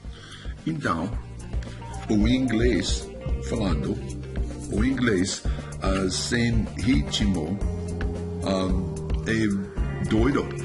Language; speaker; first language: Portuguese; non-native, learner; English